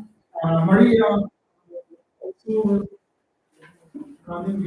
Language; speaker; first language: English; non-native, learner; Russian